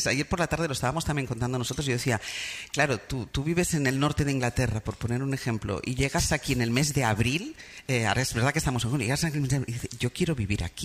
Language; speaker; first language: Spanish; native; Spanish